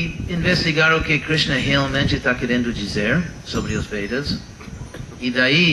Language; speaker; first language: Portuguese; non-native, fluent; English